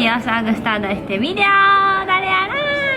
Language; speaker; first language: Spanish; non-native, fluent; Japanese